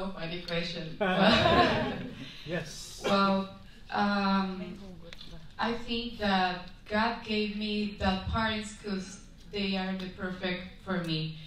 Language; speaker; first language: English; non-native, fluent; Spanish